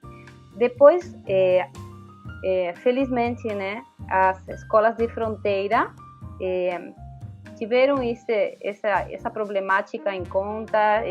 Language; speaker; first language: Portuguese; non-native, fluent; Spanish